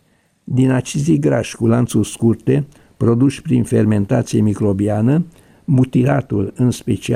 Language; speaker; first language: Romanian; native; Romanian